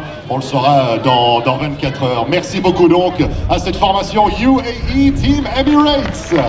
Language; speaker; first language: French; native; French